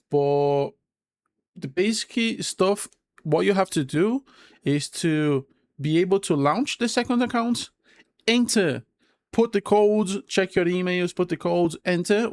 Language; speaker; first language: English; non-native, fluent; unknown